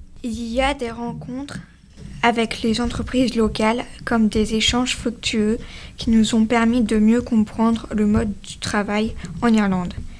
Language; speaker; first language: French; native; French